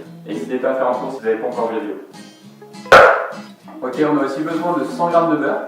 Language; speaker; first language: French; native; French